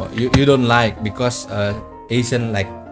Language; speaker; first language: English; non-native, learner; Indonesian